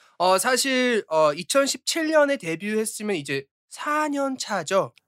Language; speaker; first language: Korean; early bilingual, heritage; Korean